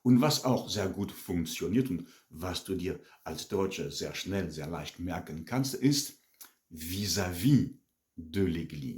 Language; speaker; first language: German; non-native, fluent; French